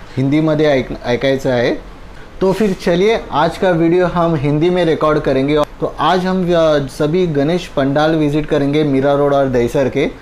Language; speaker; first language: Hindi; non-native, local second language; Marathi